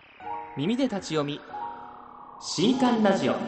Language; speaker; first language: Japanese; native; Japanese